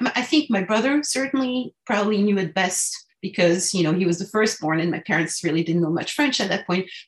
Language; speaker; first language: English; non-native, fluent; French